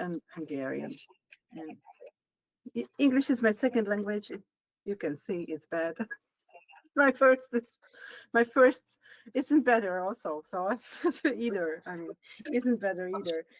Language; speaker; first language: English; non-native, learner; Hungarian